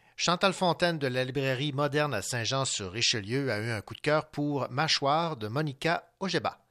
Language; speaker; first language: French; native; French